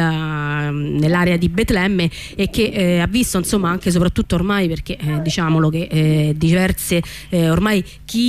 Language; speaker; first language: Italian; native; Italian